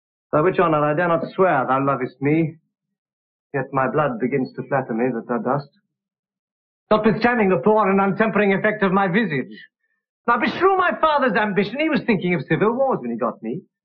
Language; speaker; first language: English; native; English